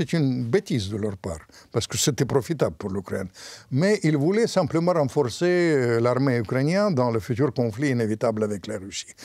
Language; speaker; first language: French; non-native, fluent; Russian